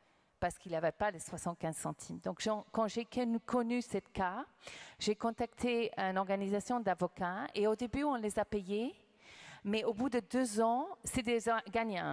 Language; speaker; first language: French; non-native, fluent; English